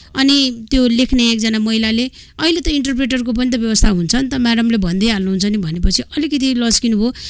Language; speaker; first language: Nepali; non-native, local second language; Gurung